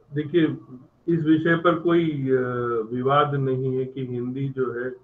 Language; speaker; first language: Hindi; native; Hindi